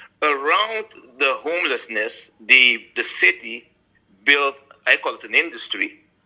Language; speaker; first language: English; non-native, fluent; Dutch